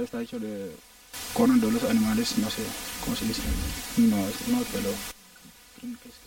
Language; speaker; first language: Spanish; non-native, learner; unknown